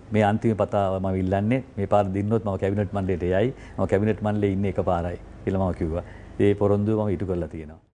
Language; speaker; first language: Sinhala; non-native, local second language; Tamil